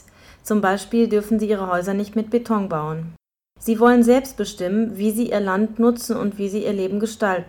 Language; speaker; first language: German; native; German